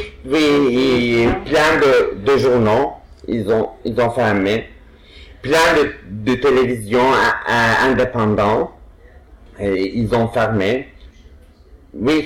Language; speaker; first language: French; non-native, fluent; Turkish